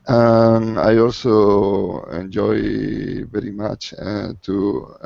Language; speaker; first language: English; non-native, learner; Spanish